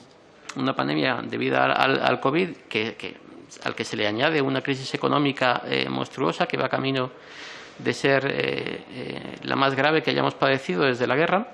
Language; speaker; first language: Spanish; native; Spanish